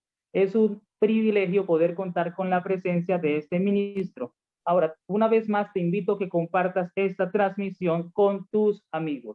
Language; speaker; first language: Spanish; native; Spanish